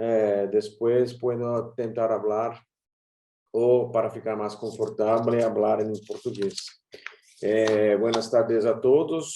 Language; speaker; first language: Spanish; non-native, learner; Portuguese